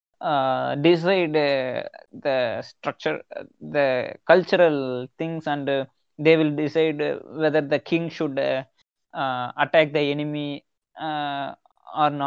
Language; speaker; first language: English; non-native, local second language; Tamil